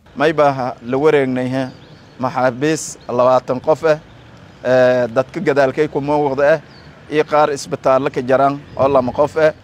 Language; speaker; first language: Somali; non-native, local second language; Maay